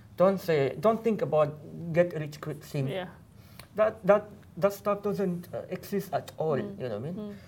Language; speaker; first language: English; non-native, fluent; Arabic